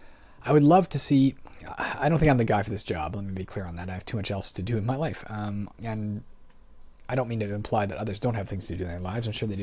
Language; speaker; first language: English; native; English